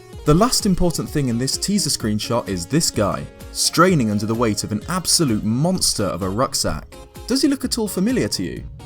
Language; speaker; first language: English; native; English